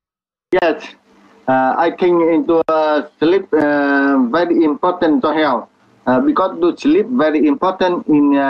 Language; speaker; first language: English; non-native, learner; Vietnamese